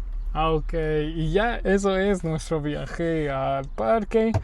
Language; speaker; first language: Spanish; non-native, fluent; English